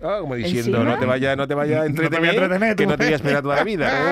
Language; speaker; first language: Spanish; native; Spanish